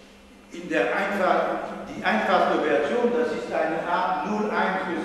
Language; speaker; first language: German; non-native, fluent; French